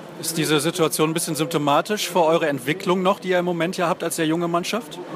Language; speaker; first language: German; native; German